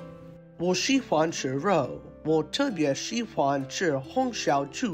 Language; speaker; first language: Chinese; non-native, learner; English